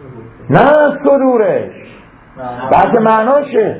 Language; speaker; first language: Persian; native; Persian